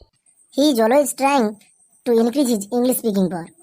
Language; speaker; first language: English; non-native, learner; Bangla